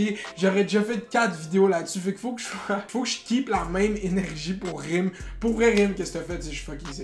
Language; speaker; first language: French; native; French